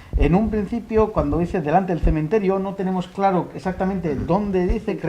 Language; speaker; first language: Spanish; non-native, local second language; Basque